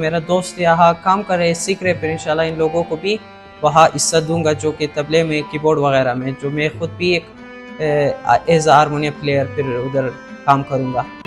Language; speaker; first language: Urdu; non-native, local second language; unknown